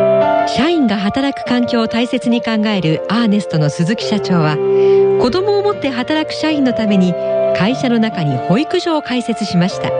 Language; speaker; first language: Japanese; native; Japanese